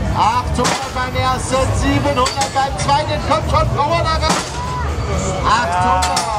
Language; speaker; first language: German; native; German